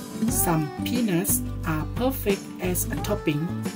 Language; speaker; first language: English; non-native, learner; Thai